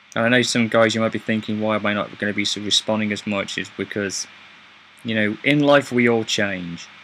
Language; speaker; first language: English; native; English